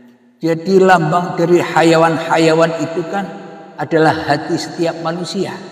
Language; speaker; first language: Indonesian; native; Indonesian